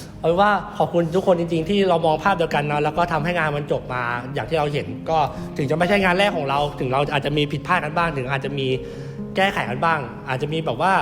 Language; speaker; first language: Thai; native; Thai